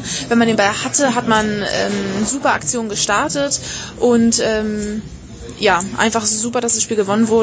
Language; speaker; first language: German; native; German